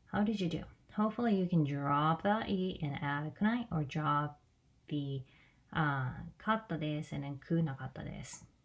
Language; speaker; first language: Japanese; non-native, fluent; English